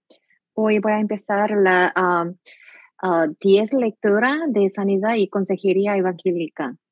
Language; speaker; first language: Spanish; non-native, learner; Korean